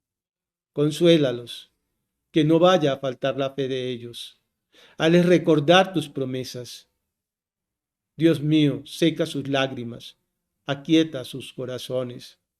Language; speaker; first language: Spanish; native; Spanish